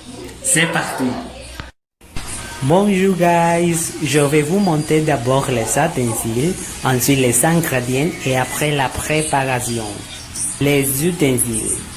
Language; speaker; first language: French; non-native, learner; Spanish